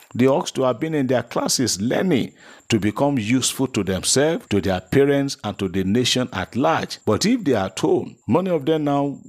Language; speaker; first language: English; non-native, local second language; Yoruba